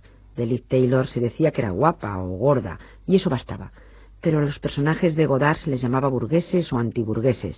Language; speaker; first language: Spanish; native; Spanish